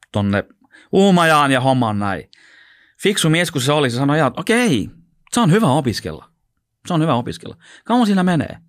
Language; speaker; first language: Finnish; non-native, local second language; Swedish